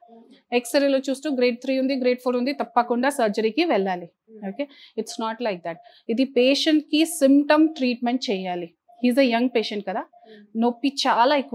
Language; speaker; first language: Telugu; non-native, fluent; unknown